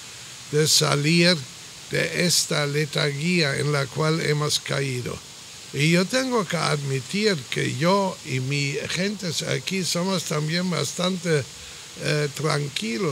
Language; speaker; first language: Spanish; non-native, fluent; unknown